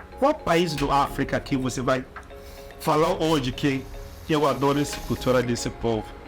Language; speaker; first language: Portuguese; non-native, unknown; Igbo